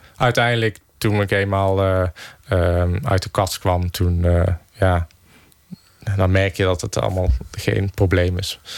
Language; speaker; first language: Dutch; native; Dutch